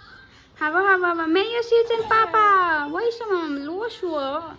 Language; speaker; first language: Chinese; non-native, learner; Nepali